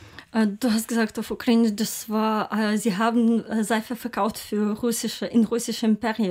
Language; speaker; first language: German; non-native, learner; Ukrainian